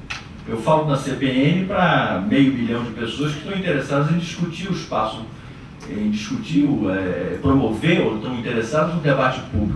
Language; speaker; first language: Portuguese; native; Portuguese